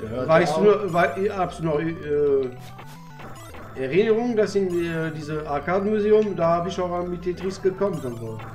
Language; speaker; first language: German; non-native, learner; French